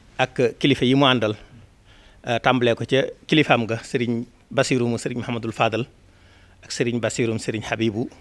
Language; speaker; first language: Wolof; native; Wolof